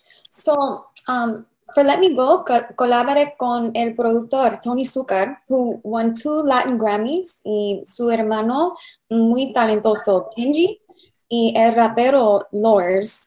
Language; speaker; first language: Spanish; non-native, learner; English